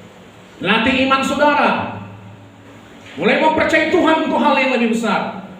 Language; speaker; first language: Indonesian; native; Indonesian